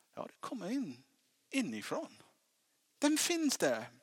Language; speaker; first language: Swedish; non-native, fluent; English